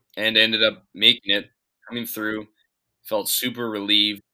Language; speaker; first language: English; native; English